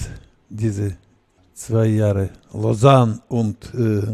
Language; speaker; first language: German; non-native, learner; Russian